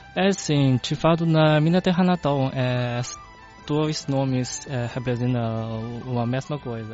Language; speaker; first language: Portuguese; non-native, learner; Chinese